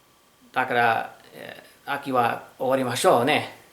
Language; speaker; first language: Japanese; non-native, learner; English